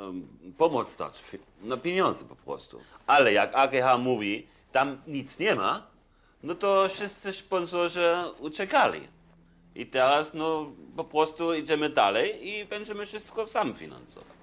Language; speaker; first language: Polish; non-native, learner; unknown